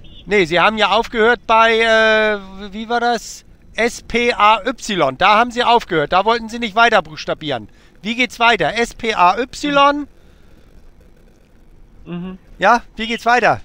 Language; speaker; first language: German; native; German